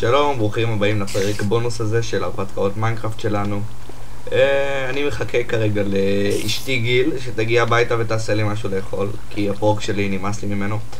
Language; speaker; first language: Hebrew; native; Hebrew